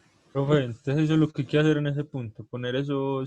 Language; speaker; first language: Spanish; native; Spanish